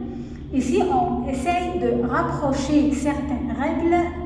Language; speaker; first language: French; non-native, fluent; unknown